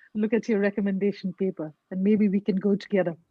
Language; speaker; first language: English; non-native, local second language; Nepali